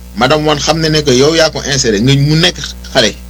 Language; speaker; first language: French; non-native, local second language; Wolof